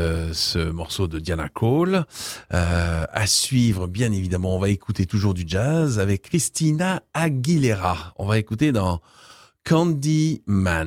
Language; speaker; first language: French; native; French